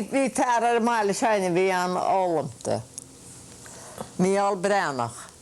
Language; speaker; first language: Irish; native; Irish